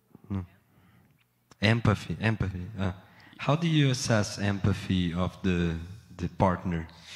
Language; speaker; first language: English; non-native, fluent; Portuguese